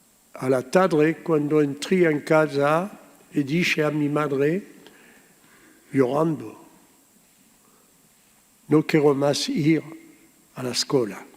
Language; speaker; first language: Spanish; early bilingual, heritage; Ladino